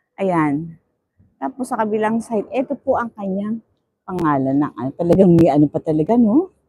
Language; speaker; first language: Filipino; native; Filipino